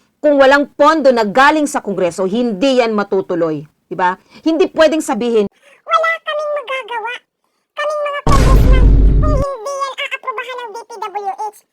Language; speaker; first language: Filipino; native; Filipino